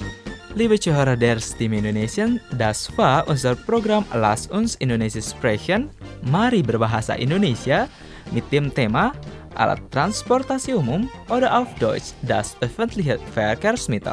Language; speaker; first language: German; non-native, fluent; Indonesian